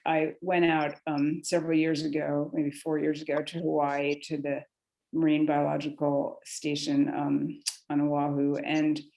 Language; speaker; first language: English; native; English